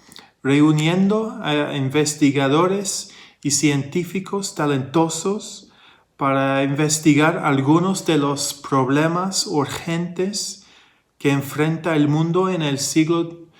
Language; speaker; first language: Spanish; non-native, fluent; English